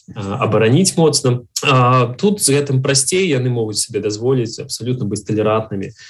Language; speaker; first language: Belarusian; native; Belarusian